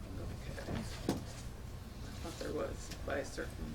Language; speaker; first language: English; native; English